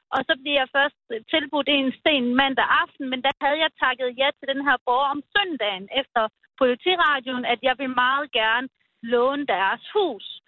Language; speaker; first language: Danish; early bilingual, other home language; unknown